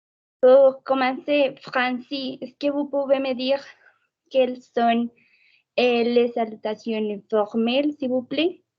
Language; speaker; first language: French; non-native, fluent; Spanish